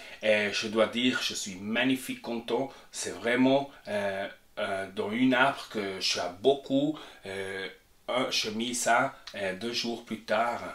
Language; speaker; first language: French; non-native, fluent; Spanish